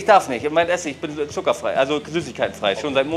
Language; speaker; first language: German; native; German